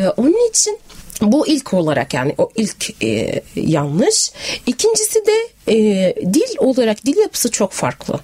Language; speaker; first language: Turkish; non-native, fluent; Arabic